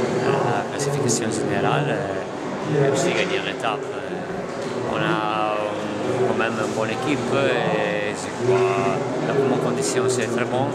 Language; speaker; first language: French; non-native, learner; Italian